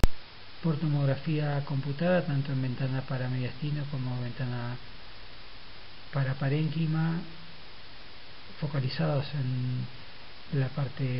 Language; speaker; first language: Spanish; native; Spanish